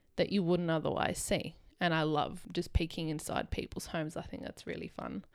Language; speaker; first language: English; native; English